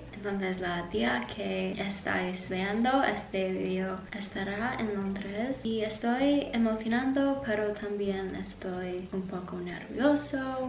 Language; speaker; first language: Spanish; non-native, learner; English